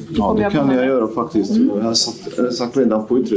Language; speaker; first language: Swedish; non-native, fluent; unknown